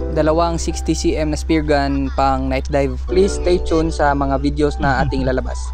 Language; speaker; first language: Filipino; non-native, local second language; Cebuano